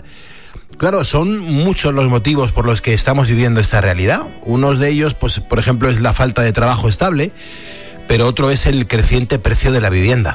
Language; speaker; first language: Spanish; native; Spanish